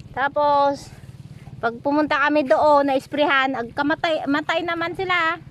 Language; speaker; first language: Filipino; non-native, local second language; Iloko